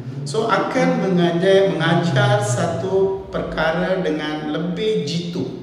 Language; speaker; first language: Malay; non-native, local second language; Tamil